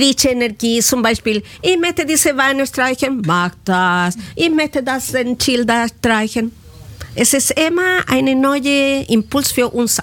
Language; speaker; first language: German; non-native, learner; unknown